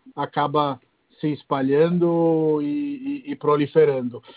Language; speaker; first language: Portuguese; non-native, fluent; Italian